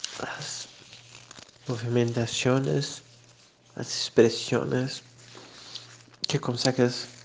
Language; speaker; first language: Spanish; non-native, learner; Portuguese